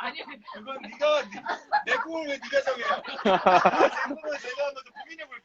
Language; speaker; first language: Korean; native; Korean